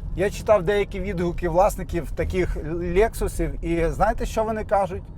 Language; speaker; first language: Ukrainian; non-native, local second language; Russian